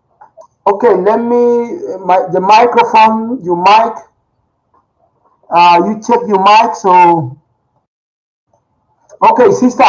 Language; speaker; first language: English; non-native, learner; Spanish